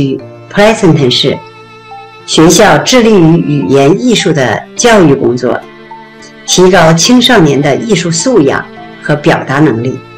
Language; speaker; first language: Chinese; native; Chinese